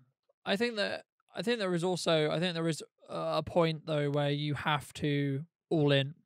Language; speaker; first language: English; native; English